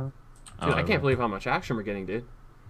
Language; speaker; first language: English; native; English